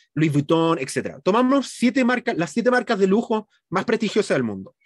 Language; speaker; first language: Spanish; native; Spanish